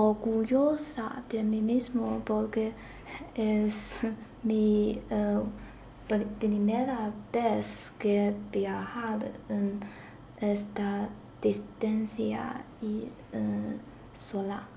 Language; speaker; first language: Spanish; non-native, learner; Chinese